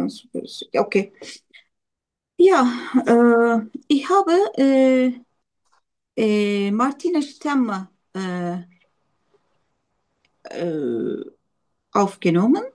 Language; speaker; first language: German; non-native, learner; Turkish